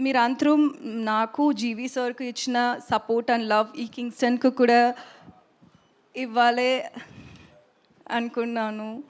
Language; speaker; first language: Telugu; non-native, learner; Tamil